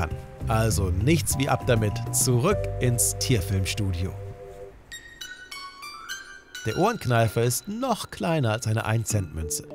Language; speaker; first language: German; native; German